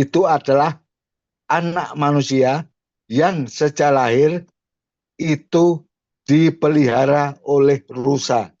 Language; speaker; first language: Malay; non-native, local second language; Javanese